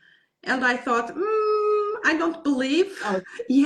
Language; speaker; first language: English; non-native, learner; Portuguese